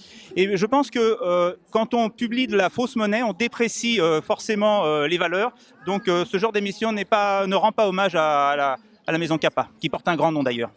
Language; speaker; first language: French; native; French